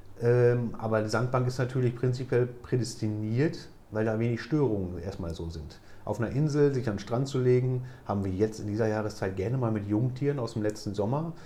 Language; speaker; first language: German; native; German